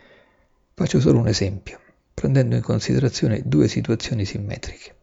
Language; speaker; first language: Italian; native; Italian